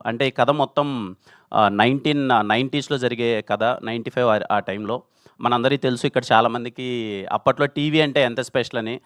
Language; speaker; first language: Telugu; native; Telugu